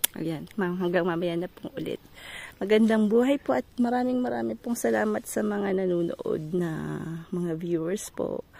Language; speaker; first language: Filipino; non-native, local second language; Bikol